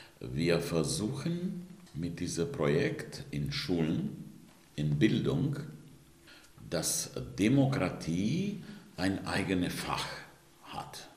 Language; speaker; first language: German; non-native, fluent; Romanian